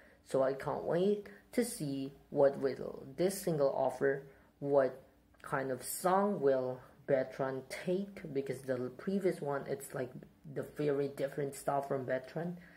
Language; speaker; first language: English; non-native, fluent; Indonesian